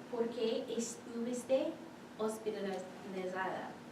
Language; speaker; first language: Spanish; non-native, learner; English